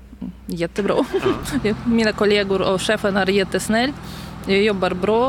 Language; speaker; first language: Swedish; non-native, learner; Ukrainian